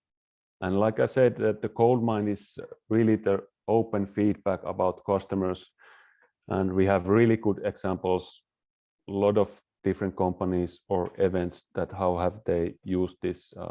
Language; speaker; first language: English; non-native, fluent; Finnish